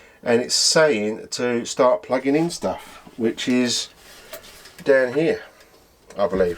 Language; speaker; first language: English; native; English